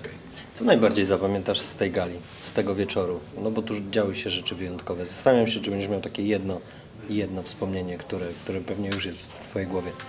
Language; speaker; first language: Polish; native; Polish